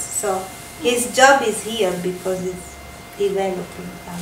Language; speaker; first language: English; non-native, fluent; Italian